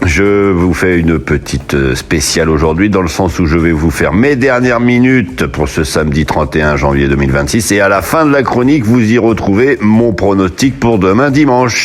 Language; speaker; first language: French; native; French